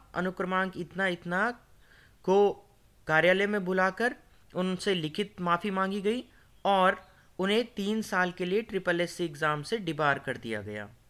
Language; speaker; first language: Hindi; native; Hindi